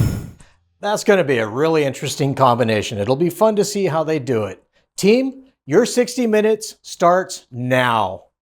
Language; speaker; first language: English; native; English